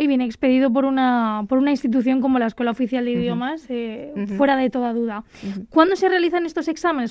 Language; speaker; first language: Spanish; native; Spanish